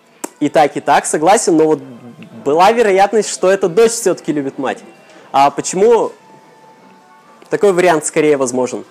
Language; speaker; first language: Russian; native; Russian